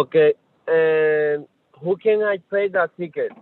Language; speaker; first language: English; non-native, learner; Spanish